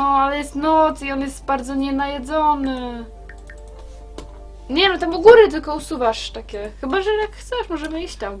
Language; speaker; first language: Polish; native; Polish